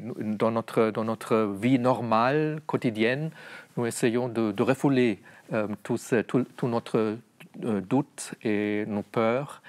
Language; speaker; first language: French; non-native, fluent; German